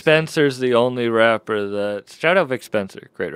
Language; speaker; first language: English; native; English